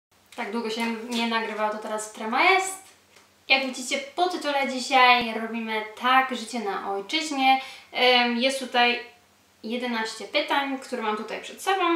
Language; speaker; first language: Polish; early bilingual, heritage; Polish